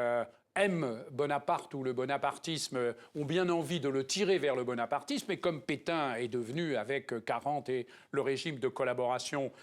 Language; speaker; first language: French; native; French